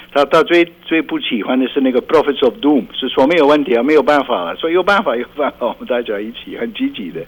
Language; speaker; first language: Chinese; non-native, fluent; Dutch